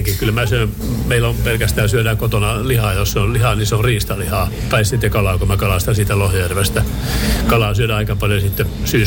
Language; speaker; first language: Finnish; native; Finnish